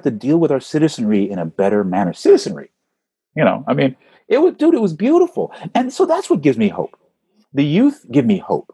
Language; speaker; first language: English; native; English